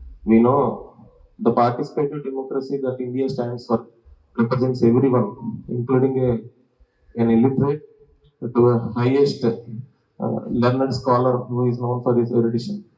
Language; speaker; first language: English; non-native, local second language; Telugu